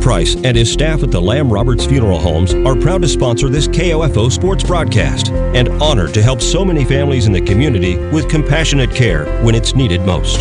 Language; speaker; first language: English; native; English